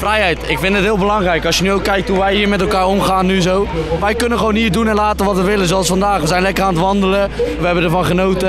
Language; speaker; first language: Dutch; native; Dutch